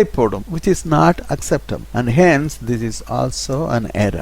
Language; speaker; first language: English; non-native, local second language; Tamil